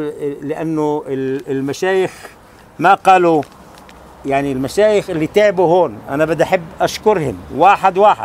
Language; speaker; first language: Arabic; native; Arabic